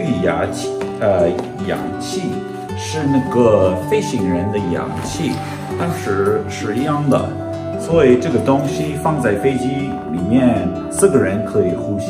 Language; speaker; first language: Chinese; non-native, learner; English